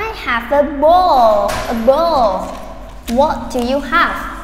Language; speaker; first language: English; non-native, fluent; Vietnamese